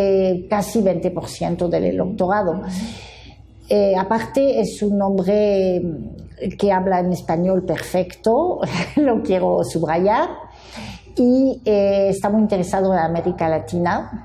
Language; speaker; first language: Spanish; non-native, fluent; French